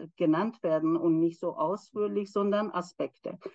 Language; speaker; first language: German; non-native, fluent; Persian